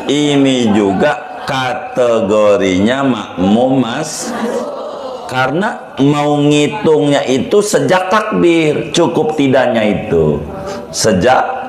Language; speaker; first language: Indonesian; native; Indonesian